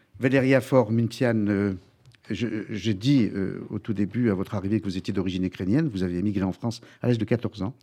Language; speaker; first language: French; native; French